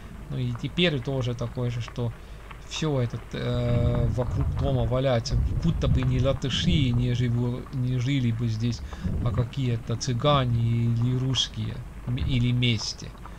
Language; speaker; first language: Russian; non-native, learner; Estonian